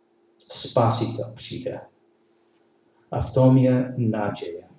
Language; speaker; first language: Czech; non-native, learner; English